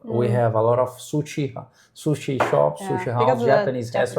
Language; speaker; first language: English; non-native, fluent; Portuguese